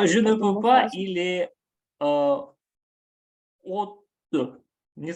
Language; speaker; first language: French; non-native, learner; Russian